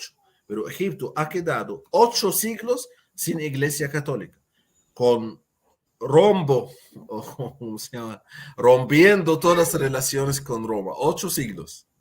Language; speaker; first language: Spanish; non-native, fluent; Arabic